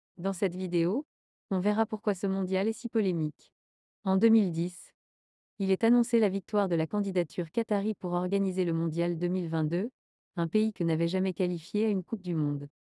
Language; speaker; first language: French; non-native, learner; Spanish